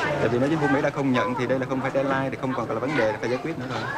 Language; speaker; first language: Vietnamese; native; Vietnamese